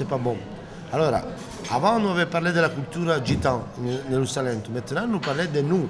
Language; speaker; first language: French; non-native, learner; Italian